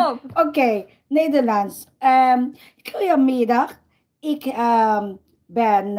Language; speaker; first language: Dutch; non-native, fluent; Filipino